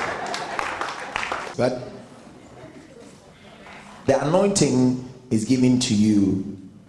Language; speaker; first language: English; non-native, local second language; Akan